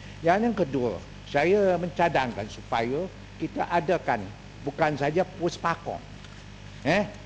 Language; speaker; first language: Malay; non-native, local second language; Chinese